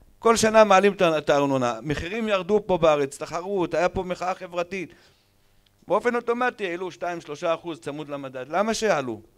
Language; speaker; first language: Hebrew; native; Hebrew